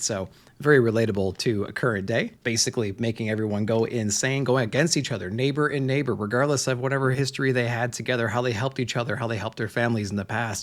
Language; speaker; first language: English; native; English